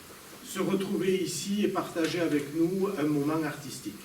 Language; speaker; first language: French; native; French